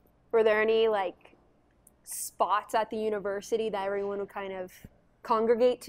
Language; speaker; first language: English; native; English